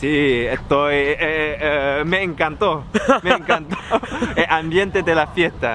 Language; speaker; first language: Spanish; non-native, fluent; Chinese